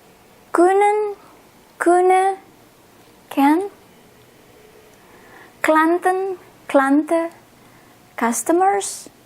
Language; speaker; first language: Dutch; non-native, fluent; Indonesian